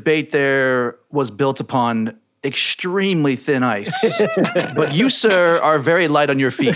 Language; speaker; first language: English; native; English